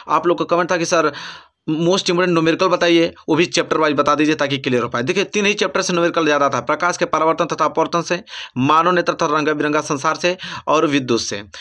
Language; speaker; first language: Hindi; native; Hindi